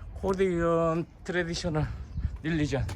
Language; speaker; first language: English; non-native, learner; Korean